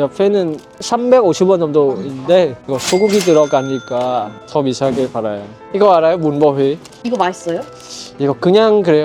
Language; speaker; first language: Korean; non-native, learner; Vietnamese